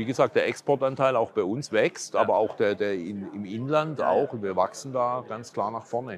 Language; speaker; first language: German; native; German